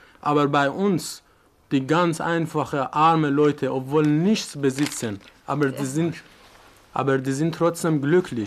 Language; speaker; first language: German; non-native, learner; Persian